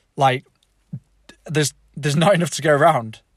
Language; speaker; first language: English; native; English